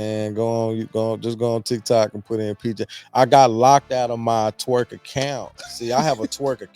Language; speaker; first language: English; native; English